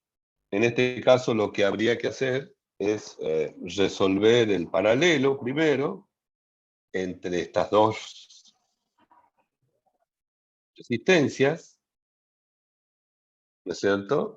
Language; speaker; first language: Spanish; native; Spanish